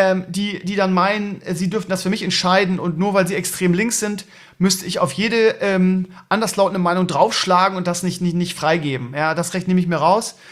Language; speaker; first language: German; native; German